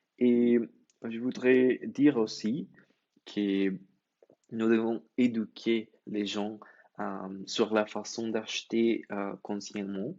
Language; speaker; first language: French; non-native, learner; Spanish